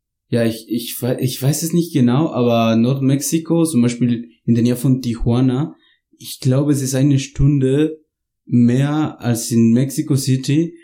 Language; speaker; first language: German; non-native, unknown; Spanish